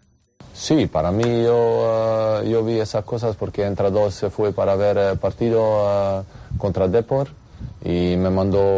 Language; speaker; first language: Spanish; non-native, fluent; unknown